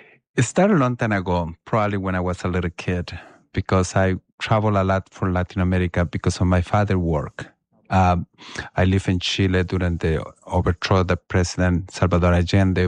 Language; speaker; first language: English; non-native, fluent; Spanish